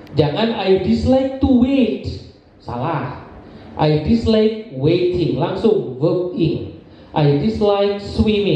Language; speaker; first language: English; non-native, learner; Indonesian